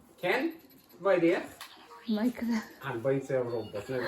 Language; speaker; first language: Swedish; early bilingual, other home language; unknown